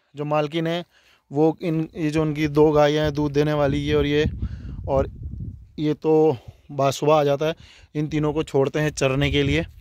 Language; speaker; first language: Hindi; non-native, local second language; Garhwali